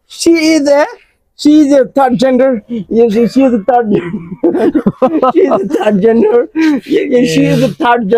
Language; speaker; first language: English; non-native, learner; Bangla